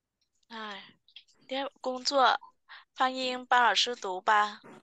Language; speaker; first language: Chinese; non-native, fluent; Vietnamese